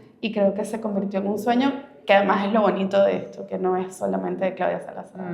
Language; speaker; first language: Spanish; native; Spanish